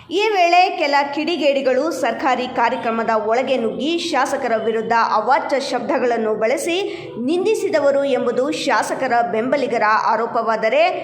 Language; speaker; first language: Kannada; native; Kannada